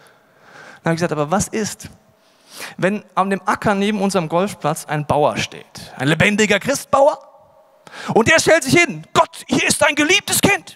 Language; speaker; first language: German; native; German